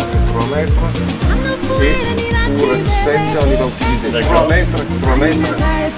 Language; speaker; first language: French; non-native, fluent; Italian